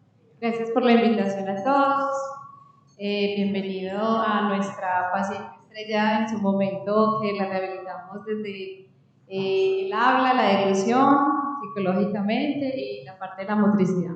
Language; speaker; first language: Spanish; native; Spanish